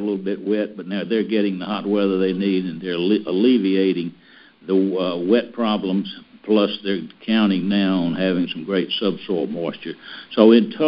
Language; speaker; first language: English; native; English